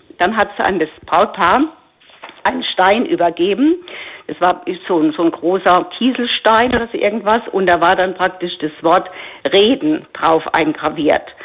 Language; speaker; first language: German; native; German